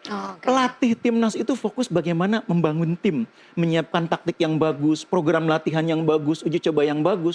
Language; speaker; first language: Indonesian; native; Indonesian